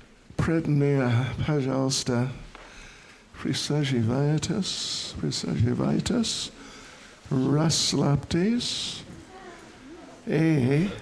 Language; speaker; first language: Russian; non-native, learner; English